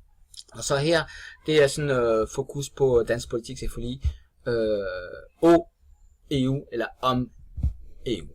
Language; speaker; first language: Danish; non-native, fluent; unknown